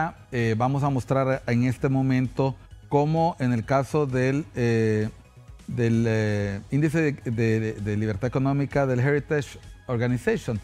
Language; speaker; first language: Spanish; native; Spanish